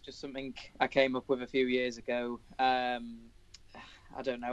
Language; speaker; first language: English; native; English